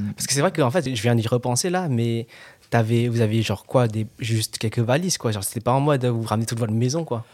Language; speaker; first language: French; native; French